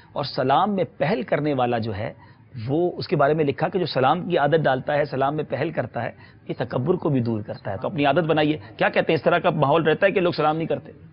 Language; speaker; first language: Urdu; native; Urdu